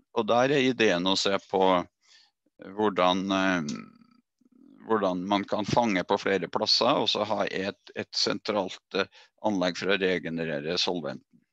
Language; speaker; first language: Norwegian; native; Norwegian